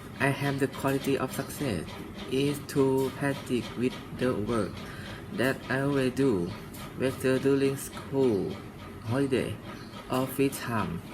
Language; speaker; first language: English; non-native, learner; Thai